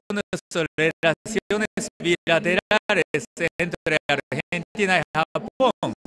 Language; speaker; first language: Spanish; non-native, learner; Japanese